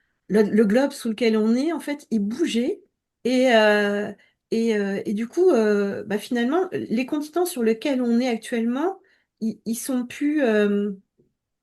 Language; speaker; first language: French; native; French